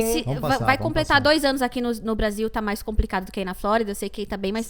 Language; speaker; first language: Portuguese; native; Portuguese